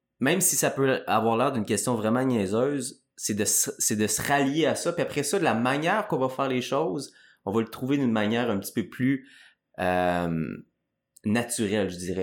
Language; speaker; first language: French; native; French